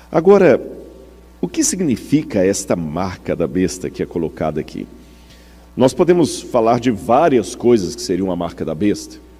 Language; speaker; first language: Portuguese; native; Portuguese